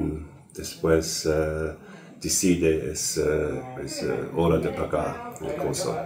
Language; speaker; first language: Spanish; non-native, learner; English